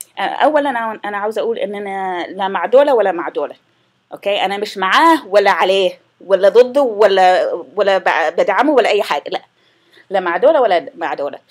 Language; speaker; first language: Arabic; non-native, fluent; English